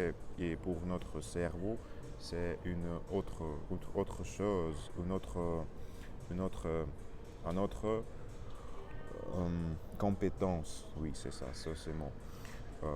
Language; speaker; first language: French; non-native, learner; Russian